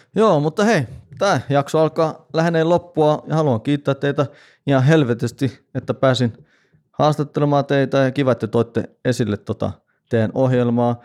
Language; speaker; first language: Finnish; non-native, local second language; Swedish